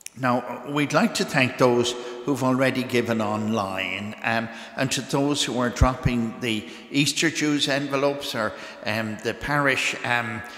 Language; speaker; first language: English; native; English